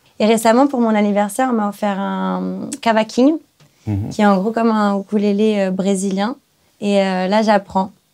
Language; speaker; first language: French; early bilingual, other home language; Portuguese